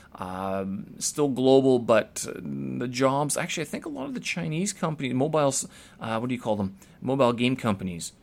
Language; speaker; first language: English; native; English